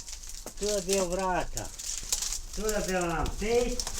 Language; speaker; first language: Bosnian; non-native, local second language; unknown